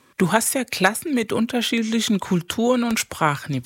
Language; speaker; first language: German; non-native, fluent; Spanish